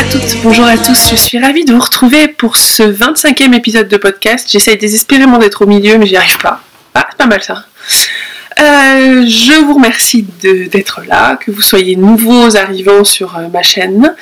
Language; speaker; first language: French; native; French